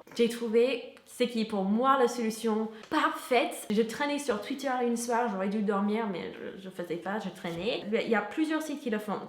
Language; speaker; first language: French; non-native, fluent; English